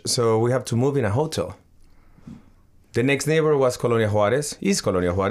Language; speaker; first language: English; non-native, learner; Spanish